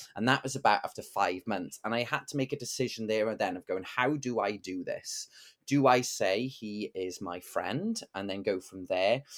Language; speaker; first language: English; native; English